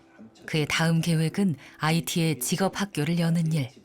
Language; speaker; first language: Korean; native; Korean